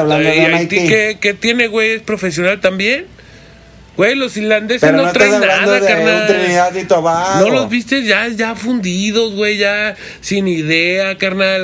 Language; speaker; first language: Spanish; native; Spanish